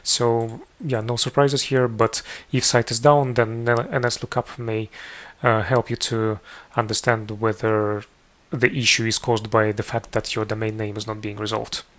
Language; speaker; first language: English; non-native, fluent; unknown